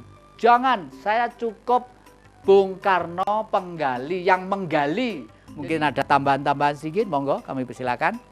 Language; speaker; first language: Indonesian; native; Indonesian